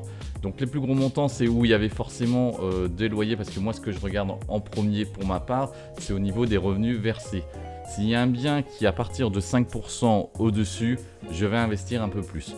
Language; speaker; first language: French; native; French